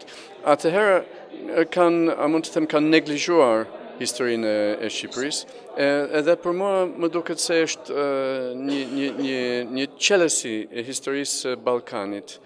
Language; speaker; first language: Albanian; non-native, fluent; English